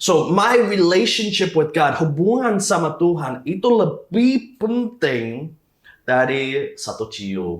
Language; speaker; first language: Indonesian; non-native, fluent; English